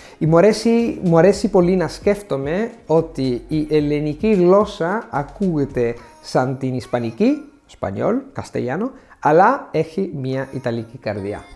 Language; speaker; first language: Greek; non-native, fluent; Italian